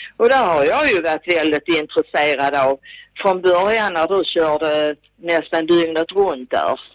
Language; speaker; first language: Swedish; native; Swedish